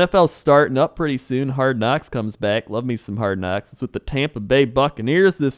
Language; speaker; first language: English; native; English